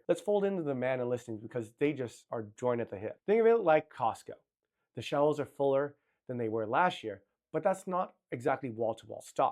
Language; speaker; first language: English; native; English